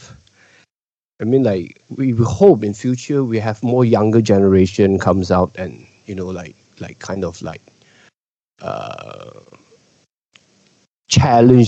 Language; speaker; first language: English; non-native, local second language; Cantonese